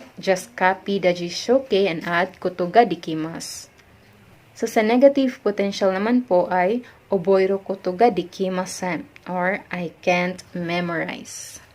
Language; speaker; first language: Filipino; native; Filipino